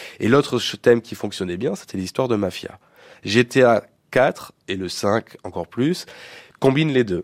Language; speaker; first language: French; native; French